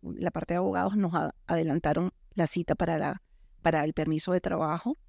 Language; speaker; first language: Spanish; native; Spanish